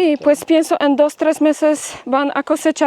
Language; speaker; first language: Spanish; non-native, fluent; Polish